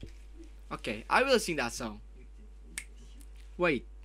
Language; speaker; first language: English; non-native, learner; Indonesian